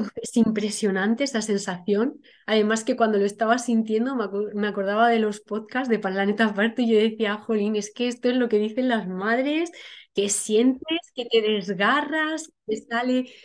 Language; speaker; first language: Spanish; native; Spanish